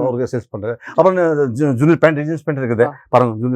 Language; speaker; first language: Tamil; non-native, local second language; Kannada